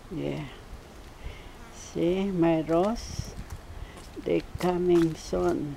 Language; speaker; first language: English; non-native, learner; Filipino